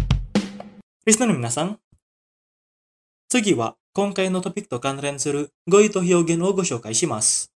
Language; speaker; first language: Japanese; non-native, fluent; Indonesian